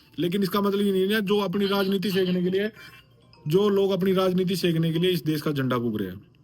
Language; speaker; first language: Hindi; native; Hindi